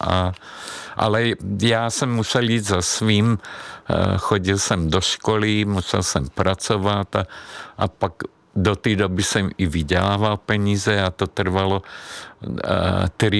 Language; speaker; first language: Czech; non-native, fluent; Hungarian